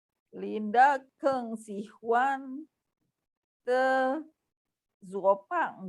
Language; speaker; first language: Chinese; non-native, learner; Indonesian